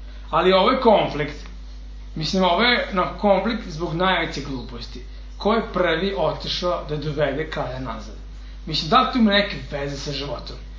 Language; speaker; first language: Serbian; non-native, fluent; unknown